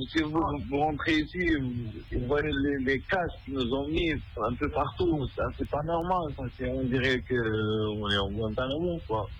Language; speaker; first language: French; non-native, fluent; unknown